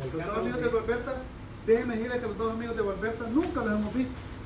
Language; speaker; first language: Spanish; native; Spanish